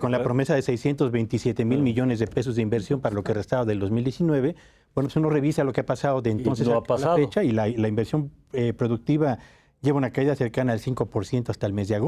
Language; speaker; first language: Spanish; native; Spanish